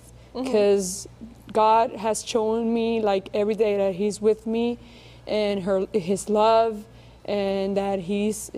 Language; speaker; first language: English; non-native, learner; Spanish